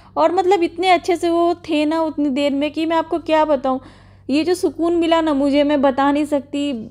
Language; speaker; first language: Hindi; native; Hindi